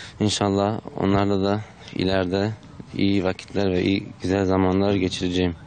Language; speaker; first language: Turkish; early bilingual, heritage; Turkish